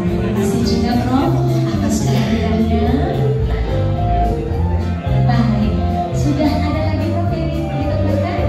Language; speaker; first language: Indonesian; native; Indonesian